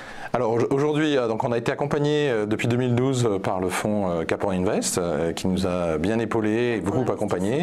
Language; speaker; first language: French; native; French